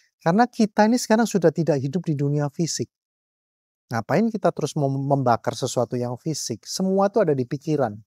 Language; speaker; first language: Indonesian; native; Indonesian